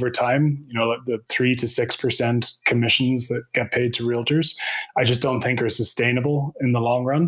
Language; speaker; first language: English; native; English